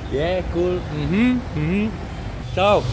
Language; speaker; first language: English; non-native, learner; Slovenian